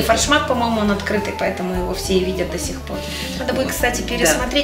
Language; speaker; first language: Russian; native; Russian